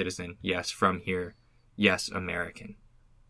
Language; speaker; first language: English; native; English